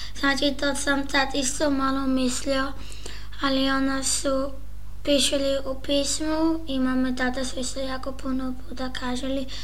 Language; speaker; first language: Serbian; early bilingual, heritage; Serbian